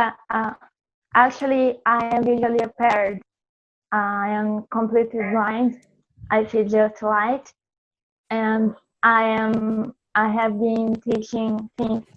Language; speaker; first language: English; non-native, fluent; Portuguese